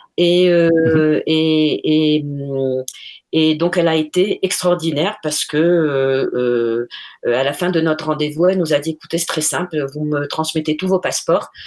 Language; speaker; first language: French; non-native, local second language; Arabic